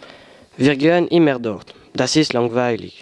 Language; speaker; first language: German; non-native, learner; French